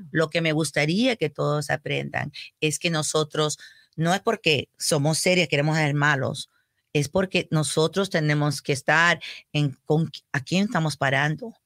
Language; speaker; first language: Spanish; early bilingual, heritage; Spanish